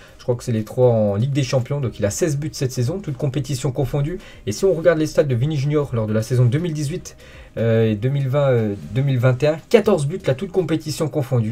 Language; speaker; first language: French; native; French